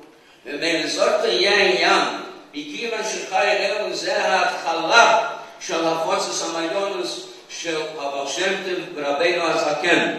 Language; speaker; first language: Hebrew; non-native, fluent; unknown